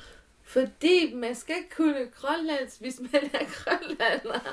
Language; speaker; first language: Danish; non-native, local second language; Kalaallisut